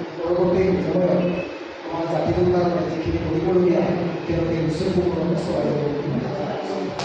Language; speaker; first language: Assamese; non-native, local second language; Karbi